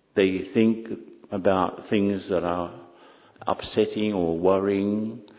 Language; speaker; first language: English; native; English